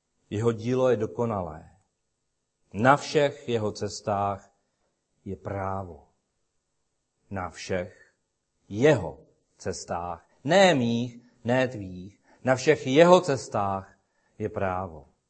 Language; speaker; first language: Czech; native; Czech